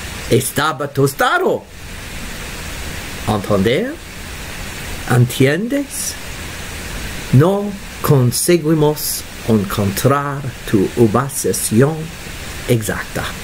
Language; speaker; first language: Spanish; non-native, learner; English